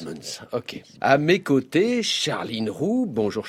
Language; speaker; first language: French; native; French